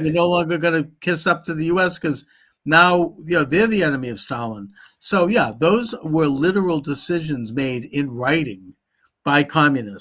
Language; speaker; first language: English; native; English